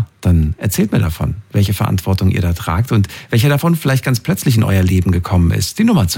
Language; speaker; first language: German; native; German